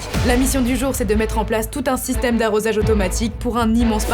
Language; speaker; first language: French; native; French